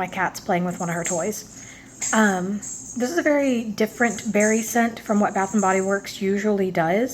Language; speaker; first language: English; native; English